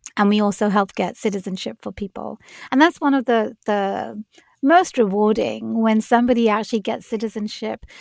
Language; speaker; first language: English; native; English